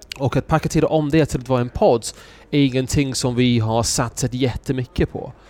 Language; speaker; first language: Swedish; non-native, fluent; English